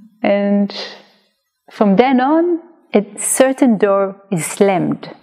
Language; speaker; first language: English; non-native, fluent; Hebrew